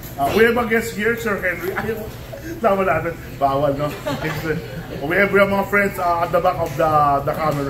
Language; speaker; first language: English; non-native, local second language; Filipino